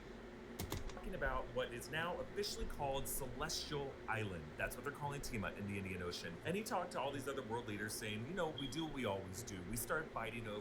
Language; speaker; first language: English; native; English